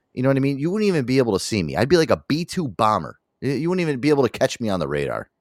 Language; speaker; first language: English; native; English